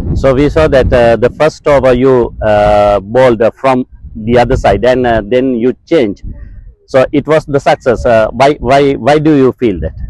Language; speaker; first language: English; non-native, local second language; Sinhala